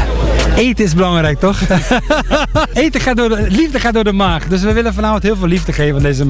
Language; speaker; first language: Dutch; native; Dutch